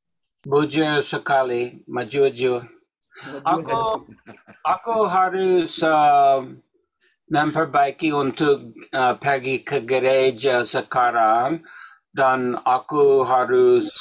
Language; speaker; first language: Indonesian; non-native, learner; English